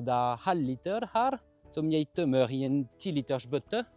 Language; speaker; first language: Norwegian; non-native, fluent; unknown